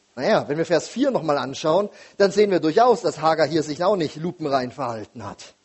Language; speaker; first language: German; native; German